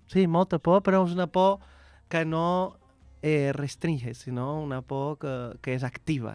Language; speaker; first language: Catalan; non-native, fluent; Portuguese